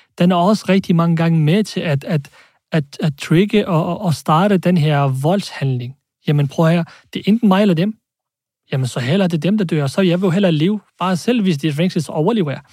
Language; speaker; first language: Danish; early bilingual, other home language; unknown